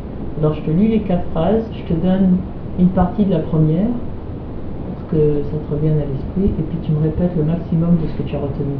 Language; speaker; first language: French; native; French